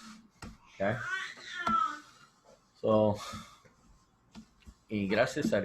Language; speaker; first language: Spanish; non-native, learner; English